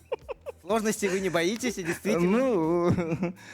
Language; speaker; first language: Russian; native; Russian